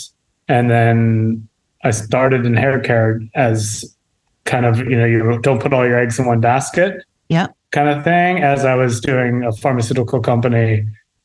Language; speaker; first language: English; native; English